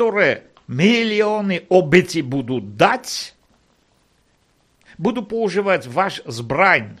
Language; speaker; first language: Slovak; non-native, fluent; Armenian